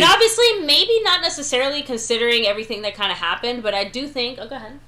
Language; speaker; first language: English; native; English